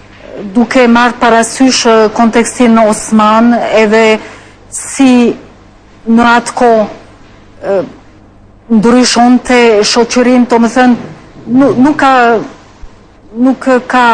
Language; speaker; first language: Albanian; non-native, fluent; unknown